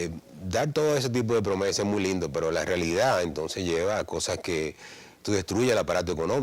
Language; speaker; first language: Spanish; native; Spanish